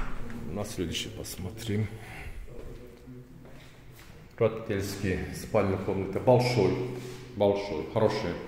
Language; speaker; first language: Russian; non-native, learner; Turkish